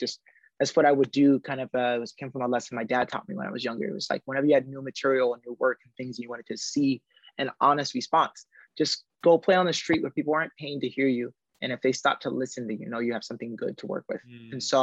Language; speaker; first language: English; native; English